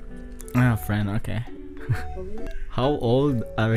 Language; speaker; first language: English; non-native, fluent; Indonesian